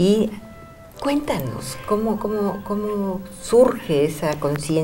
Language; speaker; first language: Spanish; native; Spanish